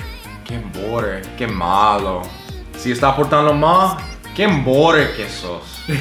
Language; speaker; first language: Spanish; non-native, fluent; English